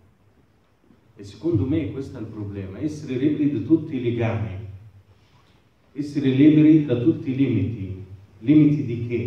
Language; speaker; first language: Italian; non-native, fluent; Arabic